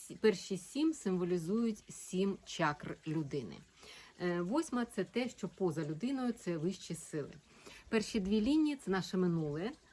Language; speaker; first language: Ukrainian; native; Ukrainian